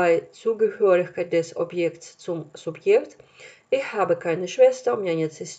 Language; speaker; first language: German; non-native, fluent; Russian